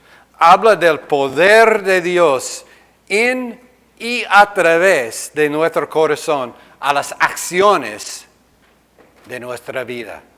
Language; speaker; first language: Spanish; non-native, fluent; English